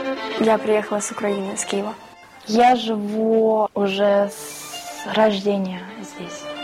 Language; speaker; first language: Russian; early bilingual, heritage; Russian